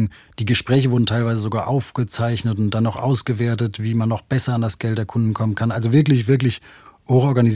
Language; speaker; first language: German; native; German